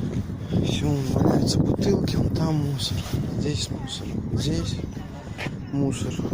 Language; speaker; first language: Russian; native; Russian